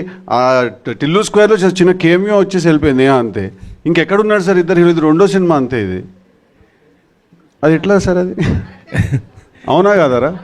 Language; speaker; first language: Telugu; native; Telugu